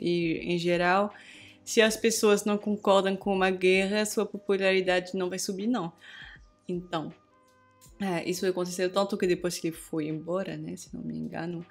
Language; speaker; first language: Portuguese; non-native, fluent; French